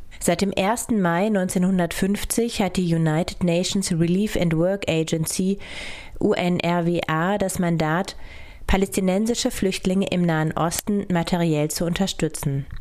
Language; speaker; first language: German; native; German